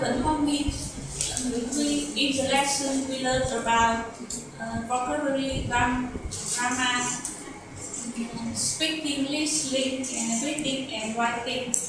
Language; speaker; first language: English; non-native, learner; Vietnamese